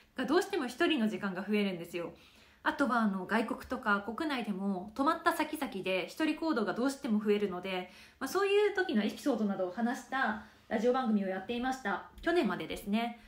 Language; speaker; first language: Japanese; native; Japanese